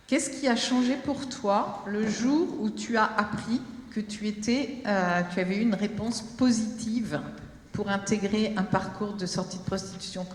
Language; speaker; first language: French; native; French